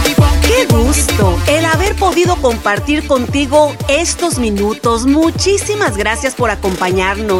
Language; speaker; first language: Spanish; native; Spanish